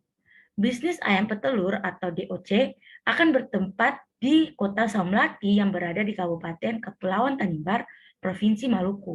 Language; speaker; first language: Indonesian; native; Indonesian